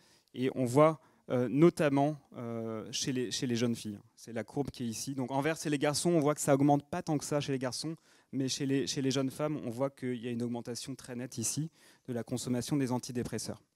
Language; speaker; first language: French; native; French